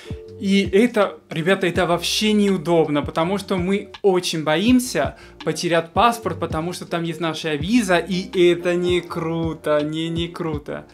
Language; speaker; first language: Russian; non-native, fluent; Spanish